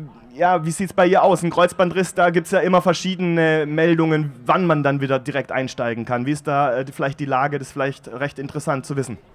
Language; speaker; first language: German; native; German